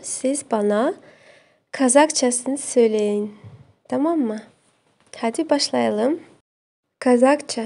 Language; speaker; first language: Turkish; non-native, fluent; Kazakh